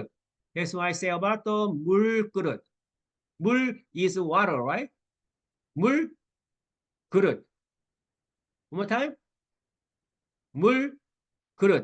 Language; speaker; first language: English; non-native, learner; Korean